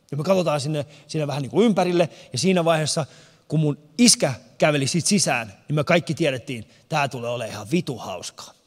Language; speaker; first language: Finnish; early bilingual, other home language; Persian